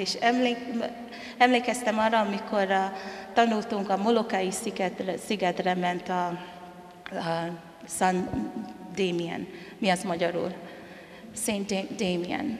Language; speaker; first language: Hungarian; non-native, fluent; Tongan